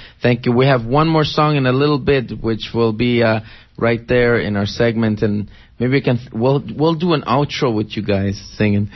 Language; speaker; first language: English; early bilingual, other home language; Spanish